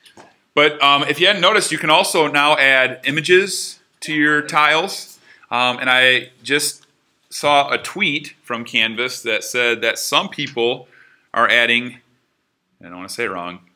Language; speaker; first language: English; native; English